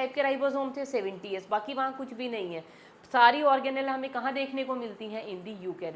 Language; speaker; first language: Hindi; native; Hindi